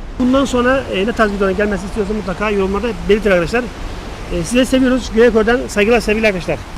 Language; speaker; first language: Turkish; native; Turkish